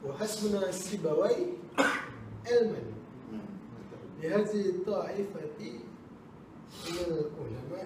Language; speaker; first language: Arabic; non-native, learner; Malay